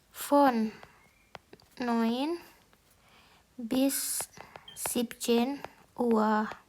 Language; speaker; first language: German; non-native, fluent; Indonesian